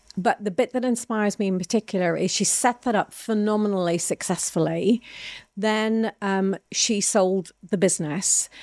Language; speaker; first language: English; native; English